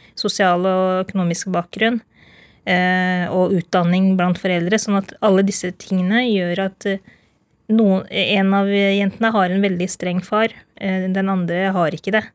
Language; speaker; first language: Norwegian; early bilingual, other home language; Urdu